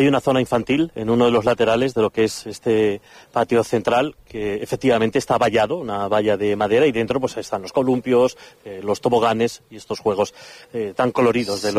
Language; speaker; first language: Spanish; native; Spanish